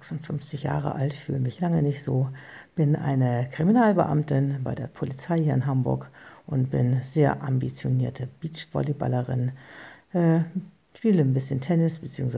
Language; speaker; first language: German; native; German